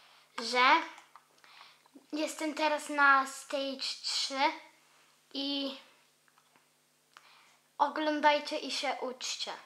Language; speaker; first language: Polish; early bilingual, heritage; Polish